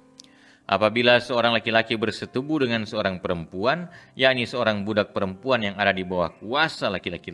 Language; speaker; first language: Indonesian; native; Indonesian